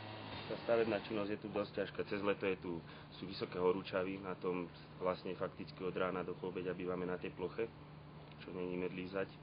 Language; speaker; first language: Slovak; native; Slovak